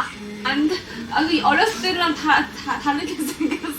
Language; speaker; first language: Korean; non-native, fluent; Chinese